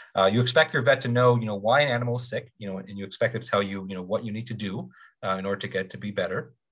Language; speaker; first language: English; native; English